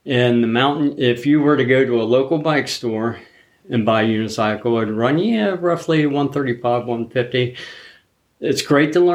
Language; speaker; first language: English; native; English